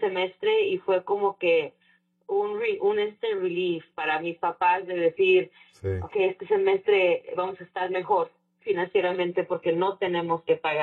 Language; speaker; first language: Spanish; native; Spanish